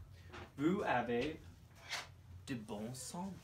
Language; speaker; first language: French; non-native, learner; English